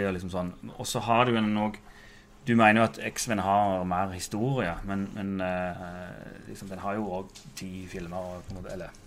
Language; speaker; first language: Norwegian; native; Norwegian